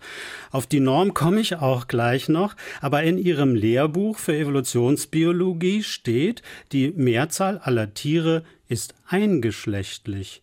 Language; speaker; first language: German; native; German